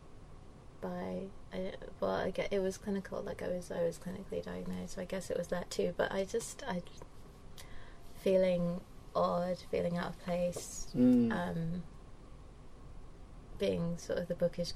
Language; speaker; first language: English; native; English